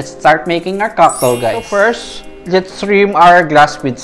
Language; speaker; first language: English; non-native, local second language; Filipino